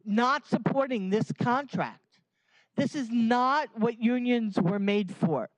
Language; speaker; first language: English; native; English